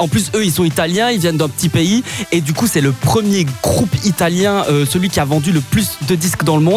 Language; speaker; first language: French; native; French